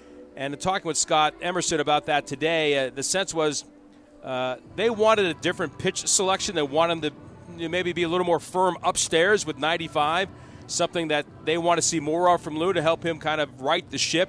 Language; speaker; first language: English; native; English